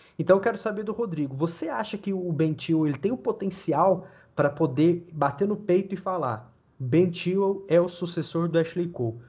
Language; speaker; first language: Portuguese; native; Portuguese